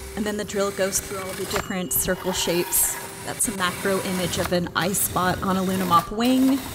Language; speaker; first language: English; native; English